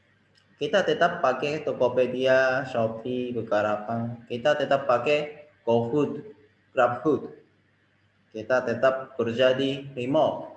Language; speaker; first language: Indonesian; non-native, fluent; Japanese